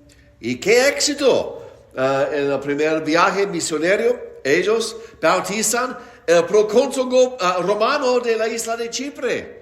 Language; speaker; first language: Spanish; non-native, fluent; English